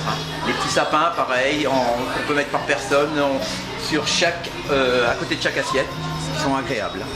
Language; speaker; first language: French; native; French